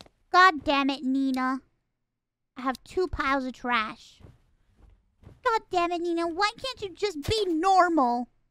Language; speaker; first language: English; early bilingual, other home language; Spanish